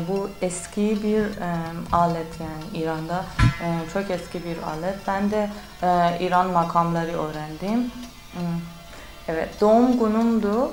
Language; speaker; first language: Turkish; non-native, learner; Persian